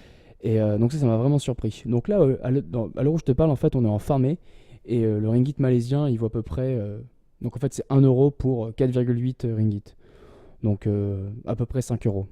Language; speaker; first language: French; native; French